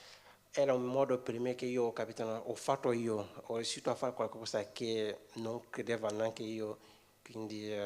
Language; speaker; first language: Italian; non-native, fluent; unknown